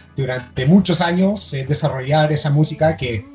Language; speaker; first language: Spanish; non-native, fluent; English